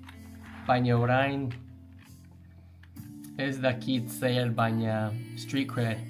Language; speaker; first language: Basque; non-native, learner; English